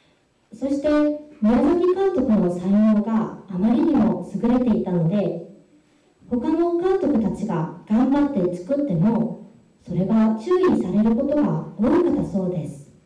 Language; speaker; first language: Japanese; non-native, fluent; Korean